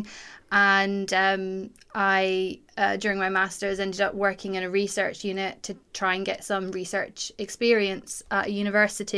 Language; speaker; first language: English; native; English